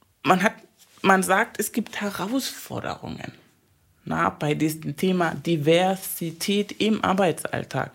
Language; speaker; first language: German; non-native, fluent; Spanish